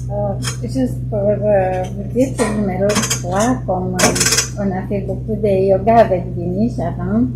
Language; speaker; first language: French; non-native, fluent; Romanian